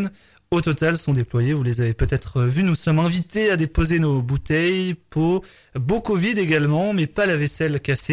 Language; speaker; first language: French; native; French